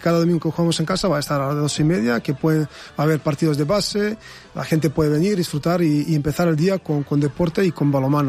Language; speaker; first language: Spanish; non-native, fluent; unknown